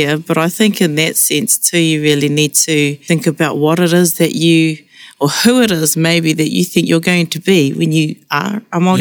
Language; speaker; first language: English; non-native, local second language; Māori